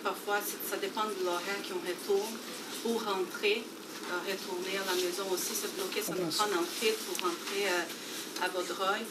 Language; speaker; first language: French; non-native, fluent; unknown